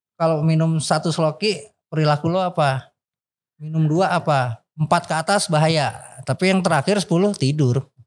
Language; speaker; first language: Indonesian; native; Indonesian